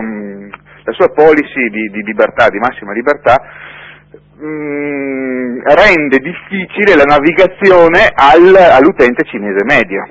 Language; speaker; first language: Italian; native; Italian